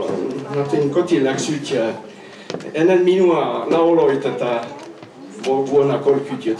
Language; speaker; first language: Finnish; non-native, fluent; French